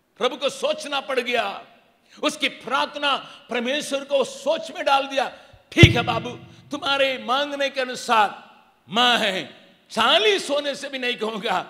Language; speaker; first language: Hindi; non-native, local second language; Tamil